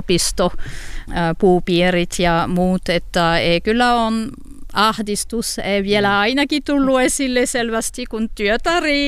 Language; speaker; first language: Finnish; non-native, learner; French